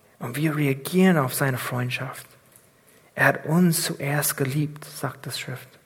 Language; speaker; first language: German; non-native, fluent; English